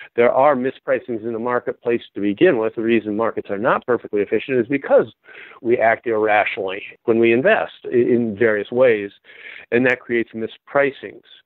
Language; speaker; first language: English; native; English